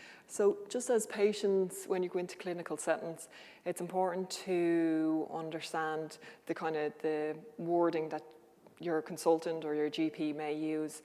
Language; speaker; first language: English; native; English